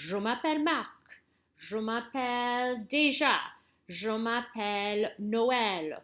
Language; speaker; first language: French; non-native, learner; English